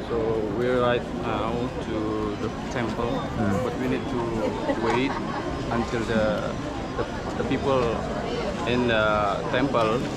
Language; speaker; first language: English; non-native, learner; Balinese